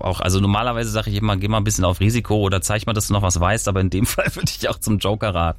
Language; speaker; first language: German; native; German